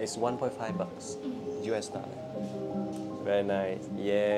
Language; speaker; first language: English; non-native, learner; Vietnamese